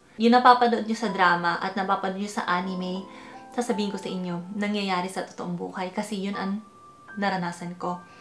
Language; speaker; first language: Filipino; early bilingual, heritage; Filipino